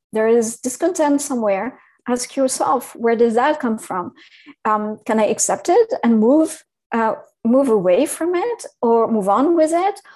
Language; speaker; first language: English; non-native, fluent; Arabic